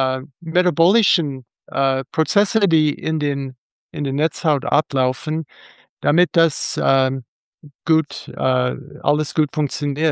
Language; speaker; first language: German; non-native, fluent; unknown